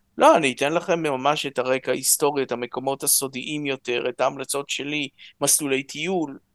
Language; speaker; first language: Hebrew; early bilingual, other home language; Russian